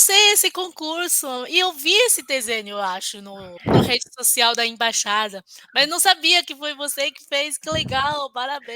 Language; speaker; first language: Portuguese; non-native, fluent; Chinese